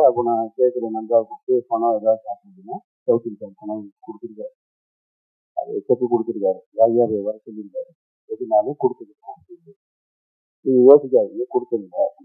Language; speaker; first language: Tamil; native; Tamil